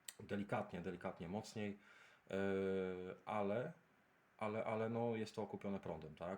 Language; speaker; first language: Polish; native; Polish